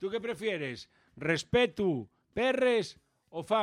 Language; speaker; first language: Spanish; native; Spanish